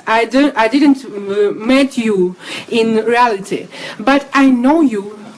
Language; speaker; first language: English; non-native, learner; Russian